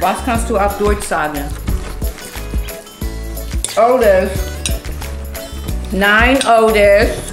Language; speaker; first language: German; non-native, fluent; English